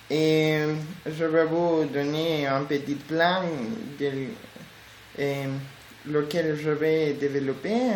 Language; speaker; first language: French; non-native, learner; Spanish